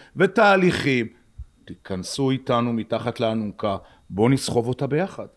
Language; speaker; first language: Hebrew; native; Hebrew